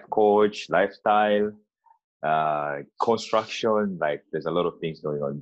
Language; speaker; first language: English; non-native, local second language; Ganda